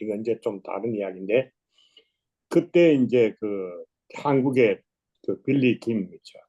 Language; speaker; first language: Korean; native; Korean